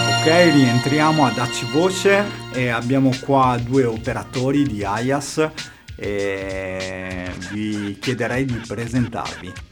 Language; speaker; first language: Italian; native; Italian